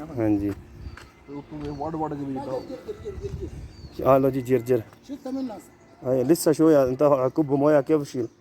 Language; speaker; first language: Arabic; non-native, learner; Punjabi